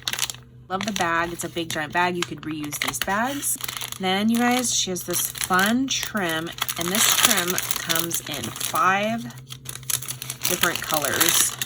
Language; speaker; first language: English; native; English